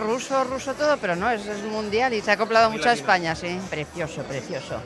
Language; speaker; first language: Spanish; non-native, fluent; Russian